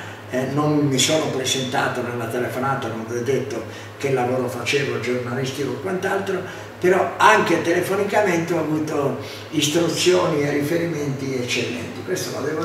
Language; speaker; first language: Italian; native; Italian